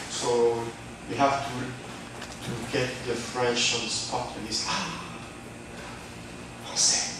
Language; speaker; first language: English; non-native, fluent; French